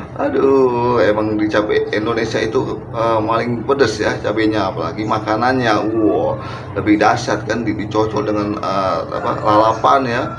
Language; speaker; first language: Indonesian; native; Indonesian